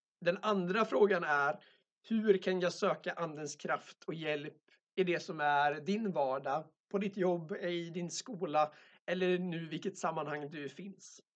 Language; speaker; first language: Swedish; native; Swedish